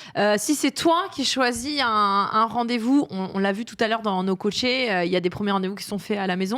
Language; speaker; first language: French; native; French